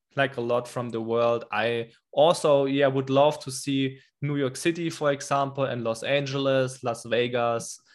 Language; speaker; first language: English; non-native, fluent; German